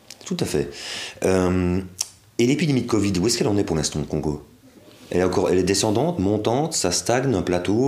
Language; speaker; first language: French; native; French